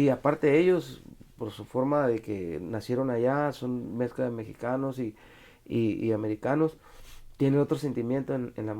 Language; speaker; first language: Spanish; native; Spanish